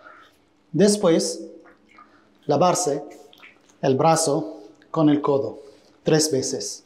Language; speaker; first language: Spanish; non-native, fluent; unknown